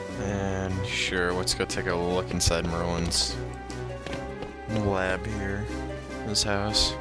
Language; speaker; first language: English; native; English